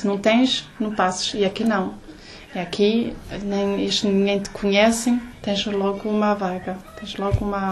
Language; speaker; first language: Portuguese; early bilingual, heritage; Portuguese